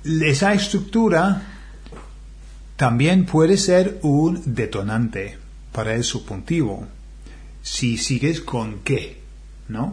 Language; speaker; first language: Spanish; non-native, fluent; English